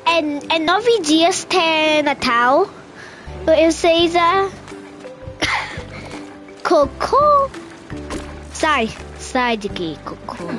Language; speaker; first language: Portuguese; early bilingual, heritage; Portuguese